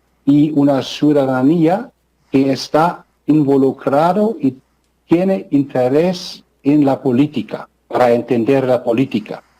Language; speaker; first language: Spanish; non-native, fluent; German